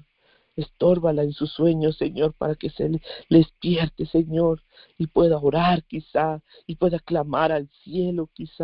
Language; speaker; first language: Spanish; native; Spanish